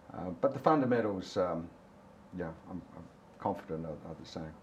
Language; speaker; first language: English; native; English